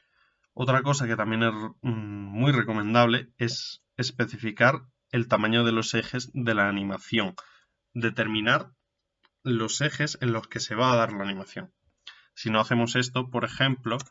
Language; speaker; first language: Spanish; native; Spanish